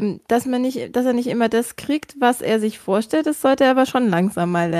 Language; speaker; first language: German; native; German